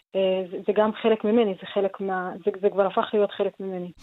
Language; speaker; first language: Hebrew; non-native, local second language; Arabic